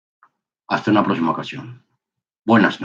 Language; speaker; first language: Spanish; native; Spanish